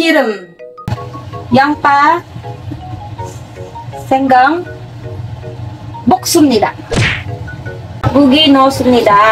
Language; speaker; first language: Korean; non-native, learner; Filipino